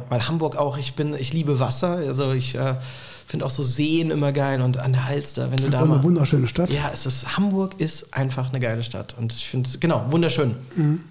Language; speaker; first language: German; native; German